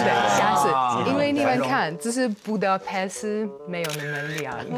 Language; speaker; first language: Chinese; non-native, fluent; Hungarian